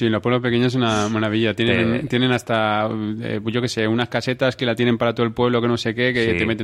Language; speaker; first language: Spanish; native; Spanish